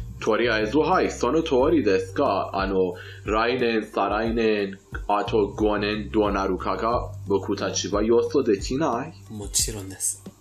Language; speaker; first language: Japanese; non-native, fluent; Persian